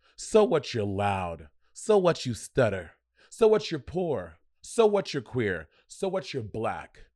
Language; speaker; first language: English; native; English